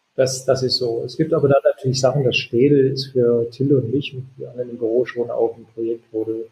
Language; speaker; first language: German; native; German